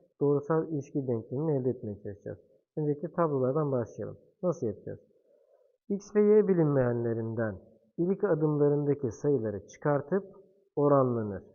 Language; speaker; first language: Turkish; native; Turkish